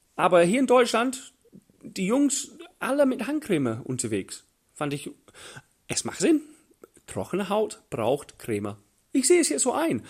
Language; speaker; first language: German; non-native, fluent; English